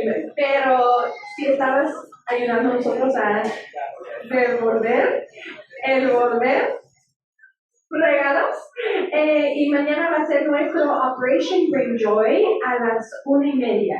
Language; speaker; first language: Spanish; early bilingual, heritage; English